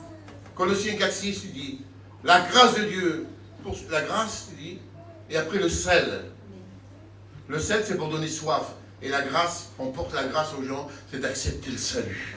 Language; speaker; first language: French; native; French